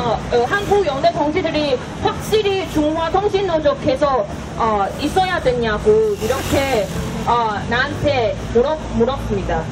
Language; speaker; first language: Korean; non-native, fluent; Chinese